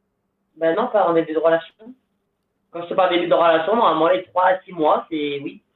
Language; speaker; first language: French; native; French